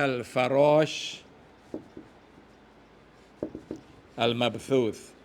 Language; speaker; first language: Arabic; non-native, fluent; English